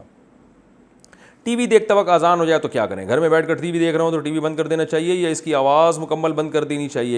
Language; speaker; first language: Urdu; native; Urdu